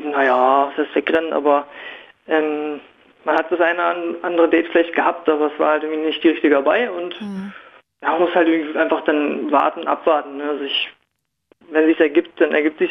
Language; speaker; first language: German; native; German